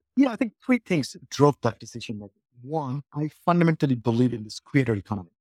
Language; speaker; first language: English; non-native, local second language; Bangla